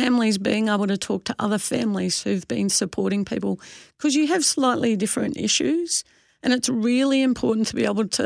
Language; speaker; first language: English; native; English